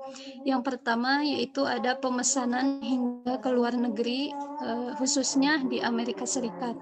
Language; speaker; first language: Indonesian; native; Indonesian